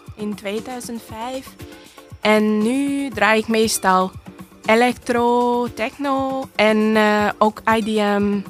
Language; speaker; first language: Dutch; non-native, learner; Hungarian